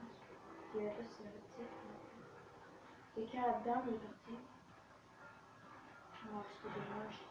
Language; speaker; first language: French; native; French